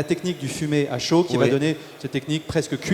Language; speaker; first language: French; native; French